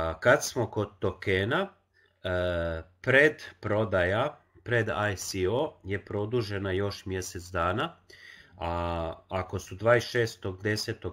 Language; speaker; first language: Croatian; non-native, local second language; Hungarian